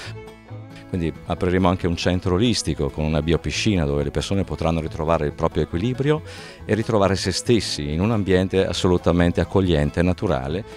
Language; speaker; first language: Italian; native; Italian